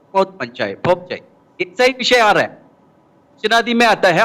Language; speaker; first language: Hindi; non-native, local second language; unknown